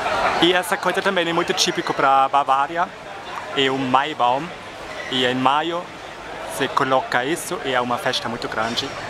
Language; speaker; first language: Portuguese; non-native, fluent; German